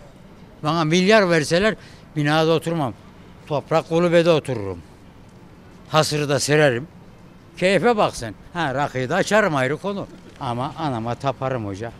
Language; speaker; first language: Turkish; native; Turkish